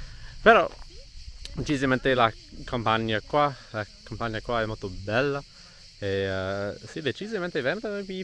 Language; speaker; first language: Italian; non-native, fluent; English